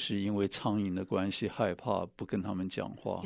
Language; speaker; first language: Chinese; native; Chinese